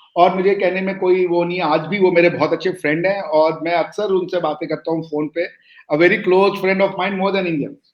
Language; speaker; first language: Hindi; native; Hindi